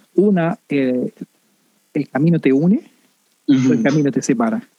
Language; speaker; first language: Spanish; native; Spanish